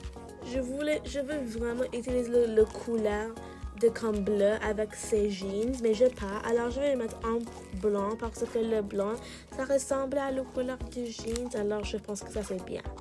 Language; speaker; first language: French; non-native, learner; English